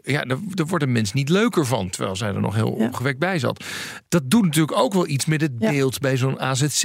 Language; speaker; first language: Dutch; native; Dutch